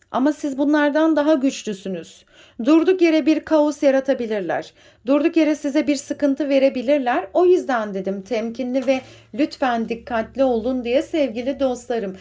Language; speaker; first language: Turkish; native; Turkish